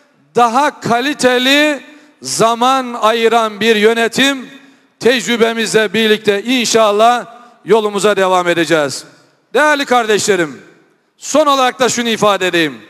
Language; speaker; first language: Turkish; native; Turkish